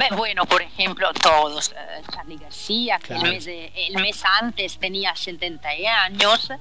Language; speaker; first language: Spanish; non-native, learner; Italian